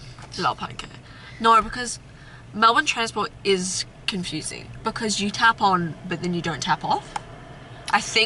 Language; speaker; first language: English; native; English